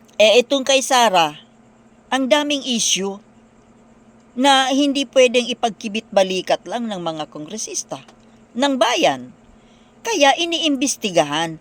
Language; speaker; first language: Filipino; non-native, local second language; Bikol